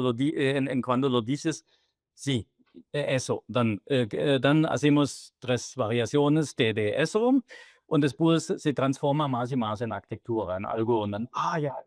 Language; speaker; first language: Spanish; non-native, fluent; German